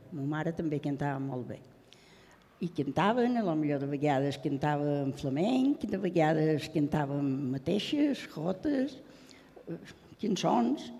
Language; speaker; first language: Catalan; native; Catalan